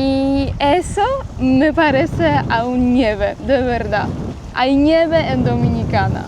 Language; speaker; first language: Spanish; non-native, fluent; Polish